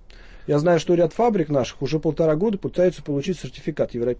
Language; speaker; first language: Russian; native; Russian